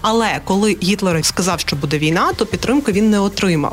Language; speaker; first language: Ukrainian; native; Ukrainian